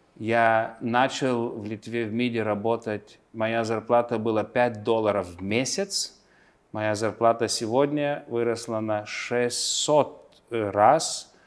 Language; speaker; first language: Russian; non-native, local second language; Lithuanian